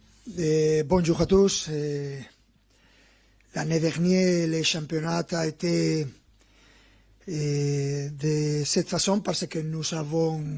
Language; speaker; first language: French; non-native, fluent; Spanish